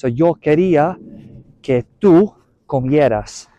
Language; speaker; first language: Spanish; non-native, learner; English